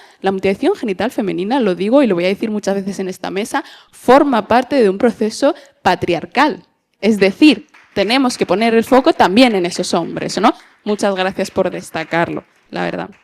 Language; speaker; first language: Spanish; native; Spanish